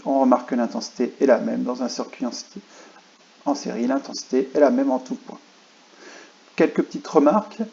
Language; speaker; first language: French; native; French